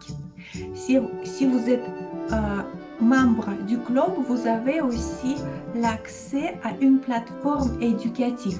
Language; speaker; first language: French; non-native, fluent; Russian